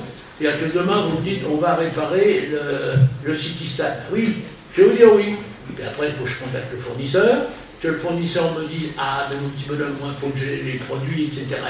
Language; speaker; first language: French; native; French